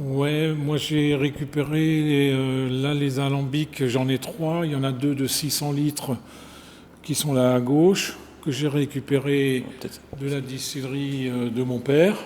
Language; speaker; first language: French; native; French